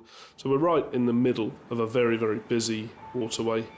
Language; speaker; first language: English; native; English